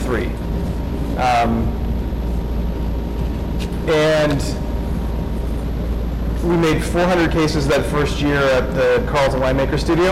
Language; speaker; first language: English; native; English